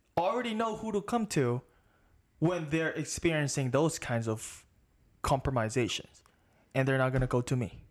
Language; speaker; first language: English; non-native, local second language; Filipino